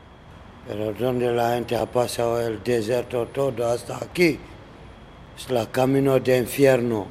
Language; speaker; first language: Spanish; non-native, learner; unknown